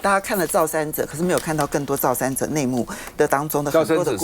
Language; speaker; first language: Chinese; native; Chinese